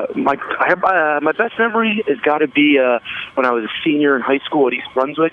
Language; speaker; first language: English; native; English